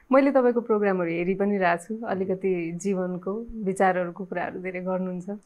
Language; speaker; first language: Nepali; native; Nepali